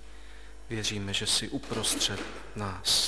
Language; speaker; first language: Czech; native; Czech